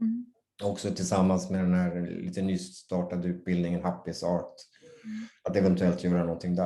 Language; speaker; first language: Swedish; native; Swedish